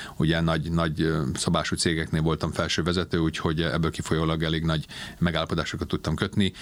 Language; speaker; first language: Hungarian; early bilingual, heritage; Hungarian